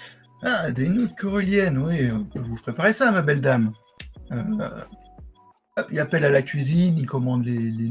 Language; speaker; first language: French; native; French